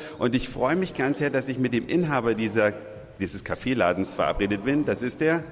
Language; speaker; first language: German; native; German